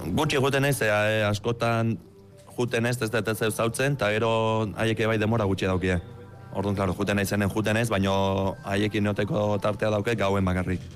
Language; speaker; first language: Basque; early bilingual, other home language; Romanian